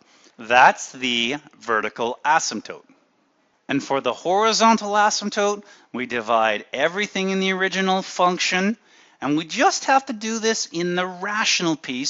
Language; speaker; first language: English; native; English